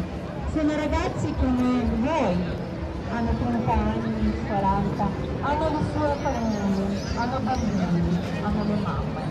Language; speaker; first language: Italian; non-native, fluent; Ukrainian